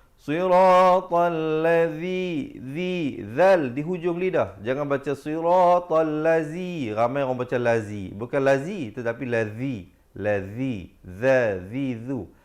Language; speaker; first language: Malay; native; Malay